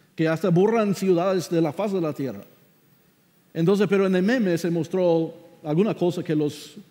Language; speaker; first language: Spanish; non-native, fluent; English